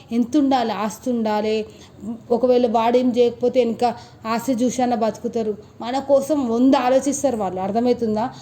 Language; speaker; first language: Telugu; native; Telugu